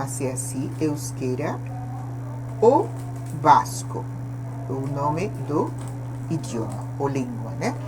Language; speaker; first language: Portuguese; non-native, fluent; Spanish